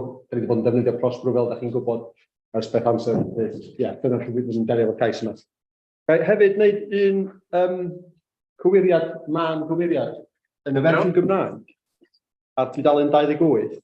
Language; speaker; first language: Welsh; native; Welsh